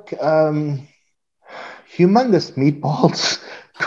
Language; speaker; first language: English; non-native, local second language; Urdu